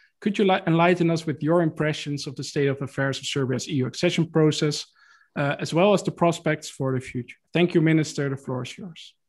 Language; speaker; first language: English; non-native, fluent; Dutch